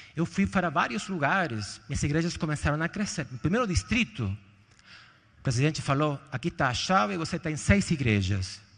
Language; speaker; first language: Portuguese; non-native, fluent; Spanish